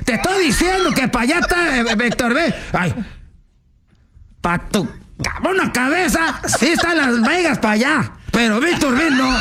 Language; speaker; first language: Spanish; native; Spanish